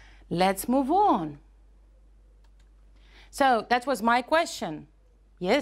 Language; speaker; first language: English; non-native, fluent; Ukrainian